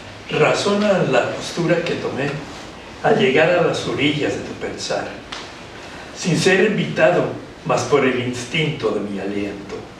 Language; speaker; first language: Spanish; early bilingual, heritage; Spanish